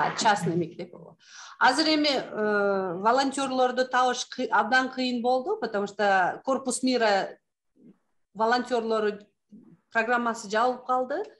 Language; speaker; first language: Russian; non-native, local second language; Kyrgyz